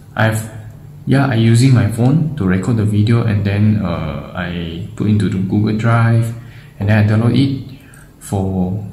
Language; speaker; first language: English; non-native, local second language; Chinese